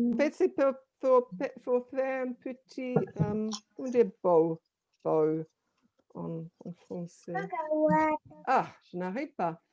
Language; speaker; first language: French; non-native, fluent; English